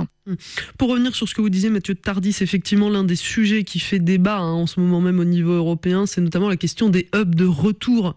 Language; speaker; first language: French; native; French